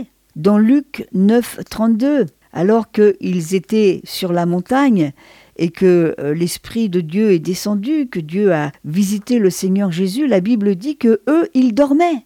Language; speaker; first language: French; native; French